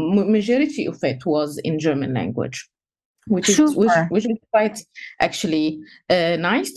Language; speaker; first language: English; non-native, fluent; Arabic